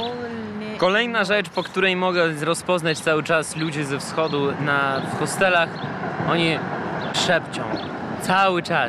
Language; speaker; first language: Polish; non-native, fluent; Russian